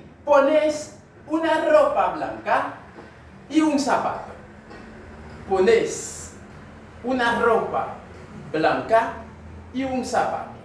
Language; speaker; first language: Spanish; non-native, learner; Haitian Creole